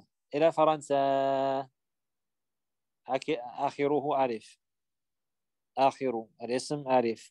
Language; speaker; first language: Arabic; non-native, fluent; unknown